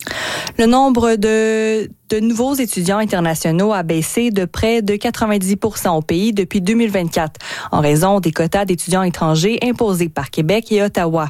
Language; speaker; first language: French; native; French